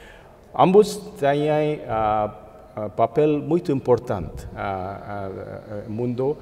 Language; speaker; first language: Portuguese; non-native, fluent; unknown